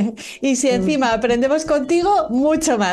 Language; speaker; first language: Spanish; native; Spanish